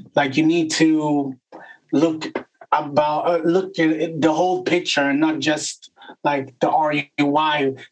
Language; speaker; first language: English; non-native, fluent; Swedish